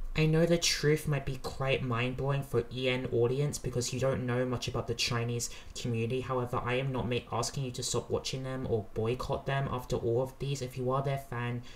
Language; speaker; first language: English; native; English